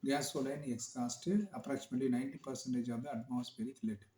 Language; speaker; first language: English; non-native, local second language; Tamil